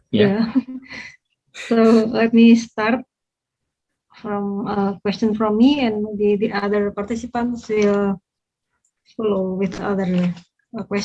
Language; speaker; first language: English; non-native, fluent; Indonesian